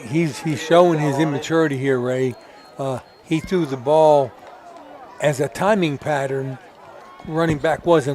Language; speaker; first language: English; native; English